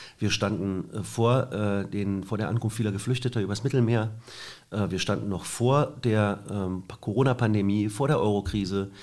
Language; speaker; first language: German; native; German